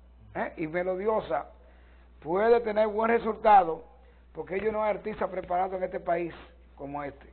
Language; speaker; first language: Spanish; native; Spanish